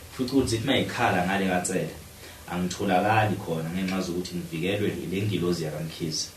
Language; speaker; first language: Zulu; native; Zulu